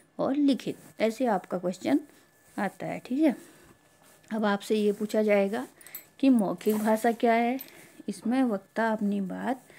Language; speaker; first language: Hindi; native; Hindi